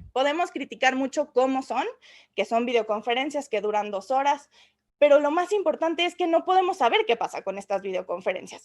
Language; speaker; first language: Spanish; native; Spanish